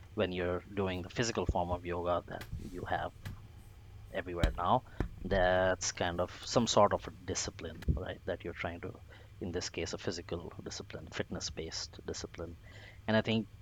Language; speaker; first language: English; non-native, local second language; Bangla